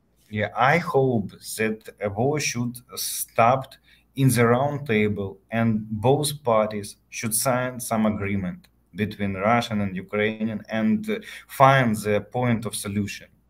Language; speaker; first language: English; non-native, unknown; Ukrainian